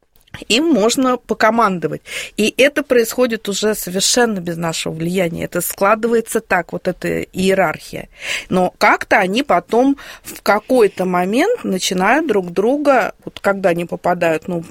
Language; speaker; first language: Russian; native; Russian